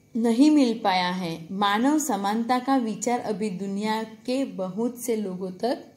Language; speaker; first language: Hindi; non-native, local second language; Gujarati